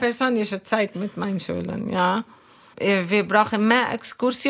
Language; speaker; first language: German; non-native, learner; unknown